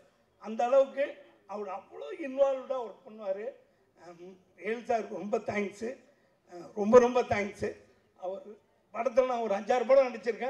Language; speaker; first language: Tamil; native; Tamil